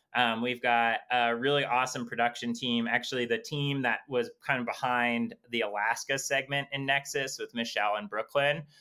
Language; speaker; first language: English; native; English